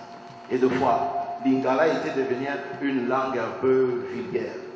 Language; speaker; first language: French; non-native, local second language; Lingala